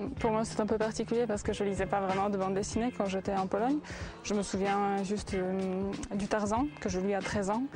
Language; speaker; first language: French; non-native, fluent; Polish